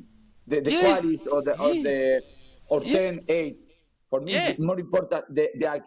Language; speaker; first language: English; non-native, learner; Spanish